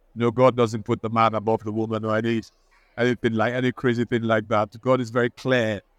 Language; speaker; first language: English; non-native, local second language; Igbo